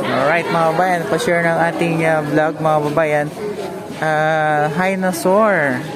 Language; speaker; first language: Filipino; non-native, local second language; Hiligaynon